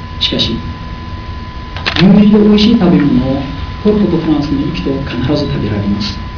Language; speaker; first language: Japanese; non-native, learner; Uzbek